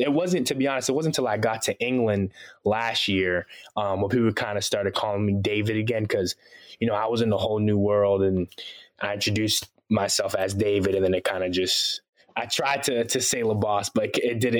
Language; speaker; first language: English; early bilingual, other home language; Haitian Creole